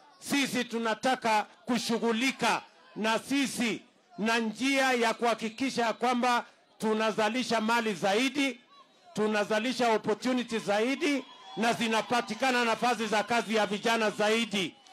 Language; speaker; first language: Swahili; non-native, local second language; Kalenjin